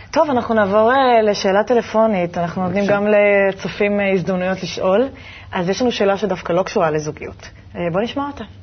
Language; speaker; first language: Hebrew; native; Hebrew